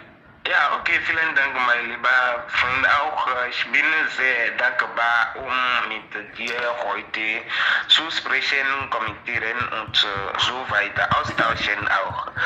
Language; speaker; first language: German; non-native, learner; French